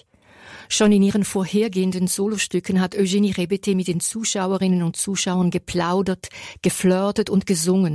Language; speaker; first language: German; native; German